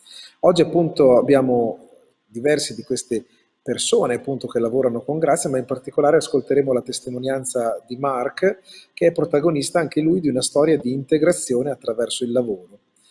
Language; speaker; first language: Italian; native; Italian